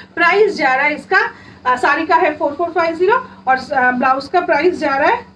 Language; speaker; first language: Hindi; non-native, local second language; Bangla